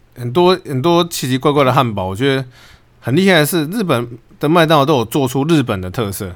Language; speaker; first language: Chinese; native; Chinese